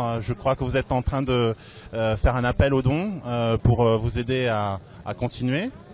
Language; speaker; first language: French; native; French